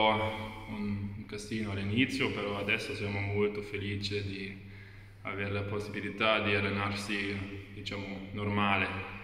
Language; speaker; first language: Italian; non-native, fluent; German